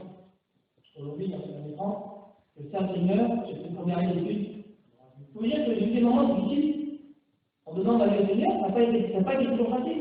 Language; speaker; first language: French; native; French